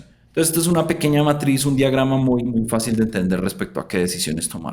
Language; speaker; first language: Spanish; native; Spanish